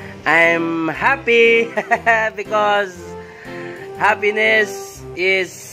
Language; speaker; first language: English; non-native, local second language; Filipino